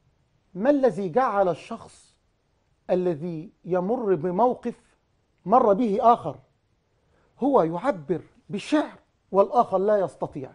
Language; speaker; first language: Arabic; native; Arabic